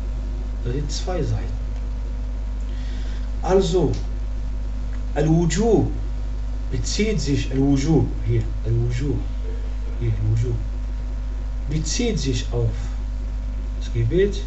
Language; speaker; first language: German; non-native, fluent; Arabic